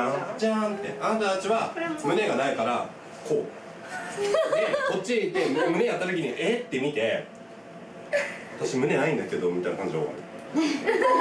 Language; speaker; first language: Japanese; native; Japanese